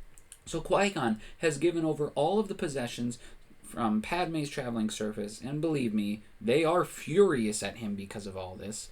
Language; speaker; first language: English; native; English